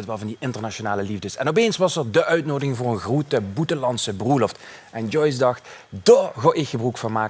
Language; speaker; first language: Dutch; native; Dutch